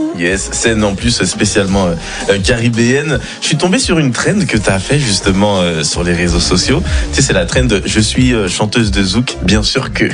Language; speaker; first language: French; native; French